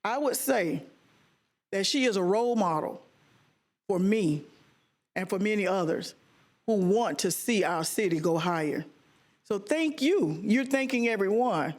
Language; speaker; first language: English; native; English